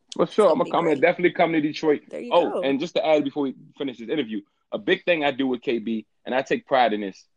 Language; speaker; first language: English; native; English